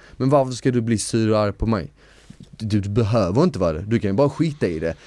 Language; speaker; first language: Swedish; early bilingual, other home language; Bosnian